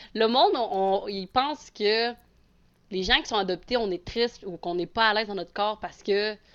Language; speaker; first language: French; native; French